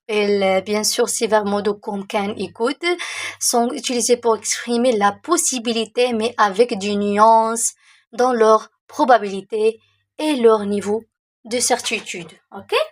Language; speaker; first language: French; non-native, local second language; Arabic